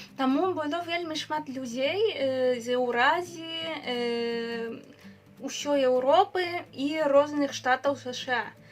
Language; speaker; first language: Belarusian; non-native, fluent; Spanish